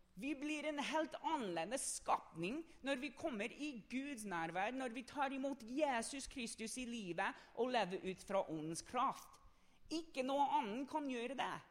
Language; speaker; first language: Norwegian; non-native, fluent; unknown